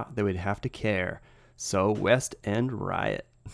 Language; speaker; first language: English; native; English